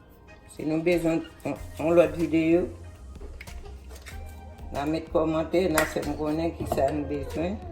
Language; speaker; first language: French; non-native, learner; Haitian Creole